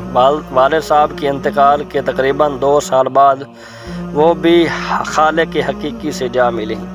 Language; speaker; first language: Urdu; non-native, local second language; Punjabi